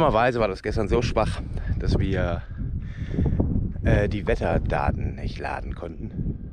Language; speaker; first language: German; native; German